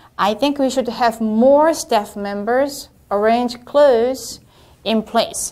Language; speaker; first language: English; non-native, fluent; Korean